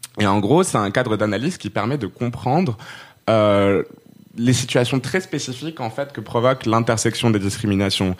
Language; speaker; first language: French; non-native, local second language; Arabic